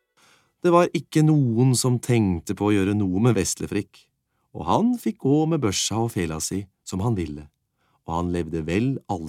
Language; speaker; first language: Norwegian; native; Norwegian